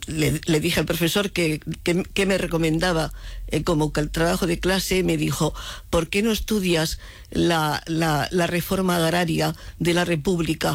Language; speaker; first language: Spanish; native; Spanish